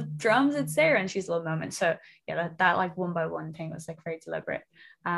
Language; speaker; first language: English; native; English